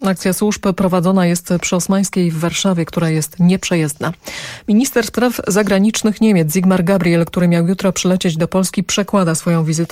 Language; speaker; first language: Polish; native; Polish